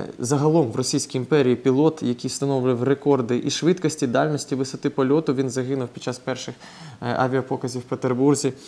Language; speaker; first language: Ukrainian; non-native, local second language; Russian